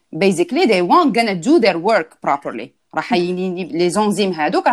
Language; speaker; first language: French; non-native, local second language; Arabic